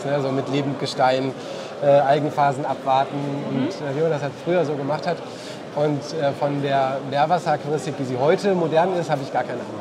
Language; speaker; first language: German; native; German